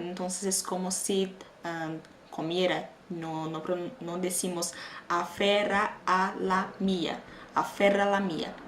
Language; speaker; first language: Spanish; non-native, fluent; Portuguese